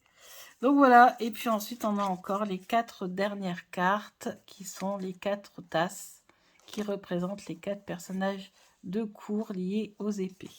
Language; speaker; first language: French; native; French